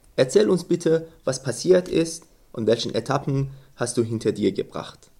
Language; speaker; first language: German; non-native, fluent; Persian